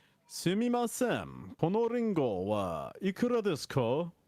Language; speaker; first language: Japanese; non-native, learner; English